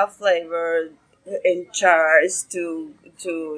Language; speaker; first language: English; non-native, learner; Spanish